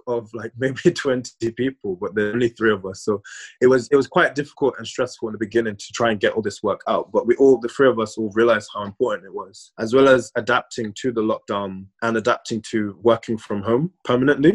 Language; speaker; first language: English; native; English